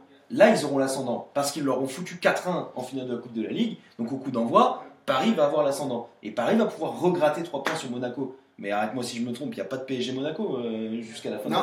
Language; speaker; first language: French; native; French